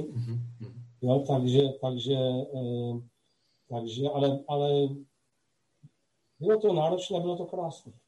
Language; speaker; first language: Czech; non-native, local second language; Slovak